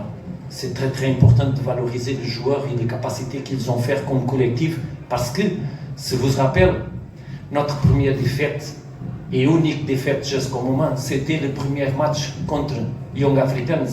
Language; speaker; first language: French; non-native, learner; Portuguese